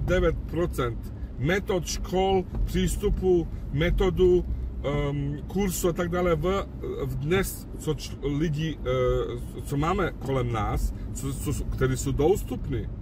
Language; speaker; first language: Czech; non-native, fluent; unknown